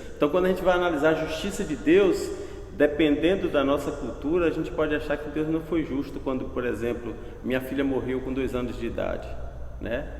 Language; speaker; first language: Portuguese; native; Portuguese